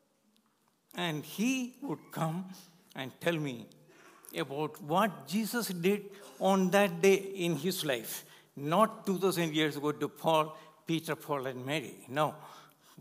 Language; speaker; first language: English; non-native, local second language; Malayalam